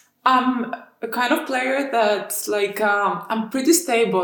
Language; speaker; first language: English; non-native, fluent; Greek